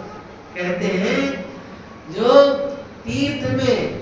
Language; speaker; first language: Hindi; native; Hindi